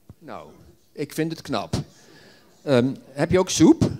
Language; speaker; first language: Dutch; native; Dutch